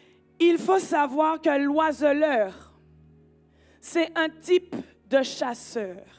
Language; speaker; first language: French; native; French